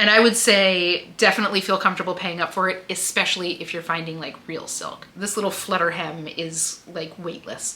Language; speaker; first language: English; native; English